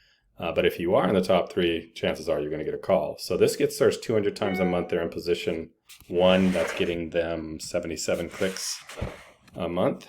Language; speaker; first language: English; native; English